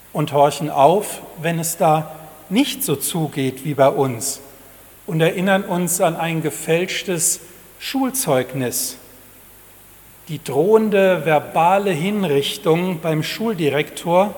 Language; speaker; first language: German; native; German